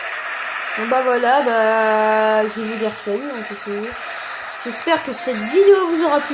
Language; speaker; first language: French; native; French